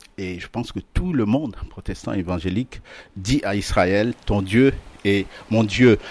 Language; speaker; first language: French; native; French